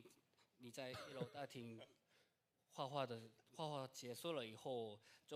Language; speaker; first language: Chinese; non-native, learner; Korean